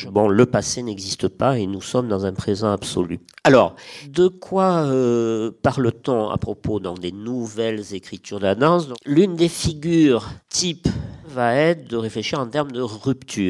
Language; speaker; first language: French; native; French